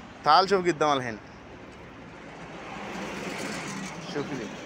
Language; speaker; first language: Arabic; non-native, learner; Bangla